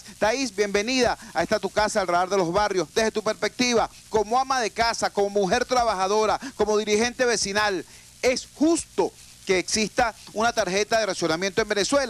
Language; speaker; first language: Spanish; native; Spanish